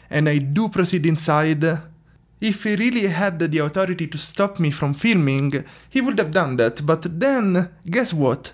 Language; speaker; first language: English; non-native, fluent; Italian